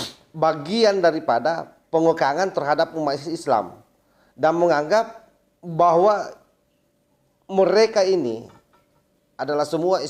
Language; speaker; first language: Indonesian; native; Indonesian